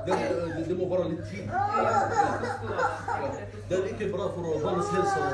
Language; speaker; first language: Norwegian; non-native, learner; Somali